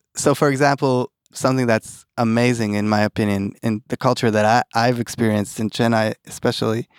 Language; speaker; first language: English; early bilingual, other home language; Hebrew